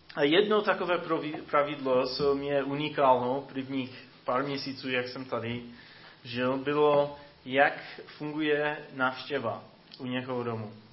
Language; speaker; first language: Czech; non-native, fluent; English